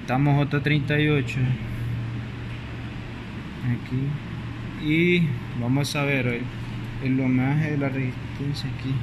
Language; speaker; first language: Spanish; native; Spanish